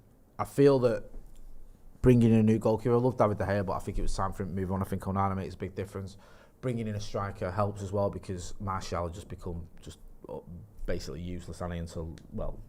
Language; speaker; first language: English; native; English